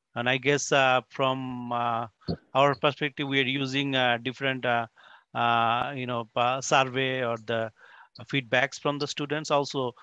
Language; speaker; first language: English; non-native, local second language; Bangla